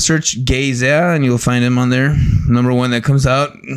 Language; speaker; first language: English; early bilingual, other home language; Spanish